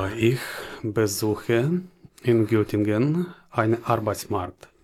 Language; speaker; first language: German; non-native, learner; Ukrainian